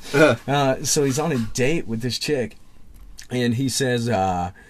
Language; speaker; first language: English; native; English